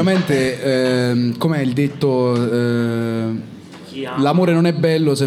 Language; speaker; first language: Italian; native; Italian